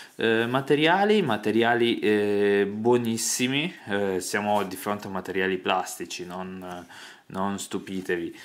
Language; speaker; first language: Italian; native; Italian